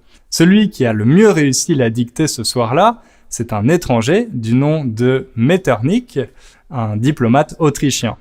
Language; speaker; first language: French; native; French